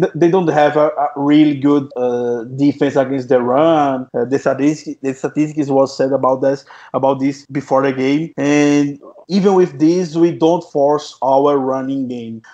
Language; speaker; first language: English; non-native, fluent; Portuguese